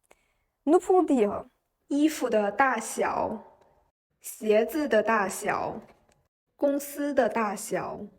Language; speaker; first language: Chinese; non-native, fluent; French